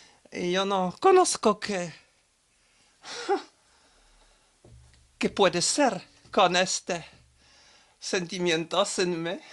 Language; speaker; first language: Spanish; non-native, learner; French